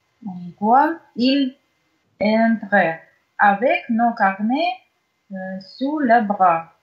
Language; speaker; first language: French; non-native, learner; Russian